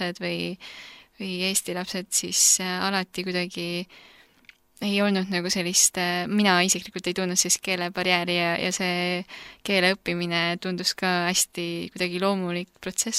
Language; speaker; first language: Estonian; early bilingual, other home language; Korean